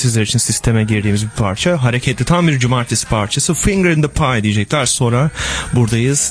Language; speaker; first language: Turkish; native; Turkish